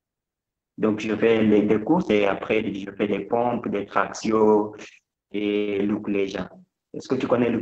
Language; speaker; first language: French; non-native, fluent; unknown